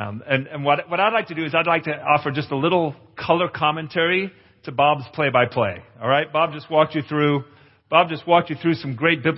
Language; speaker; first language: English; native; English